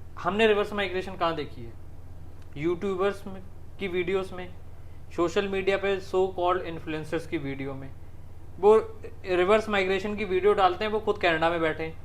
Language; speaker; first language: Hindi; non-native, local second language; Punjabi